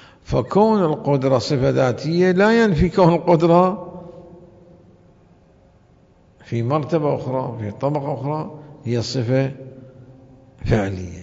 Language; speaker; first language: Arabic; native; Arabic